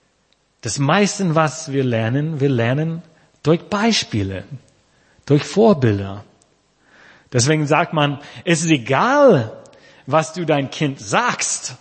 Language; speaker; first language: German; non-native, fluent; English